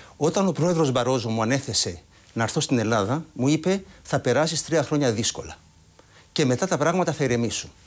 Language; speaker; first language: Greek; native; Greek